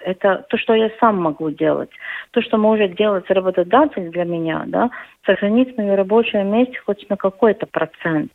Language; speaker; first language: Russian; non-native, local second language; Latvian